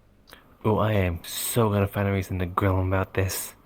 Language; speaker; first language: English; native; English